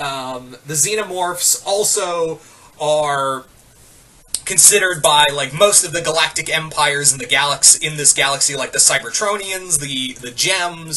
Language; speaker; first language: English; native; English